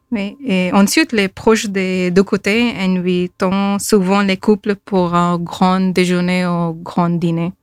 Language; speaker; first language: French; non-native, fluent; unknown